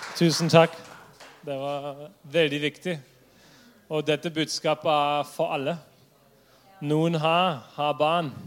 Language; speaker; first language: Norwegian; non-native, fluent; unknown